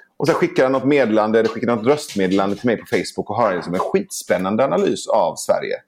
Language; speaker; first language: Swedish; early bilingual, other home language; Persian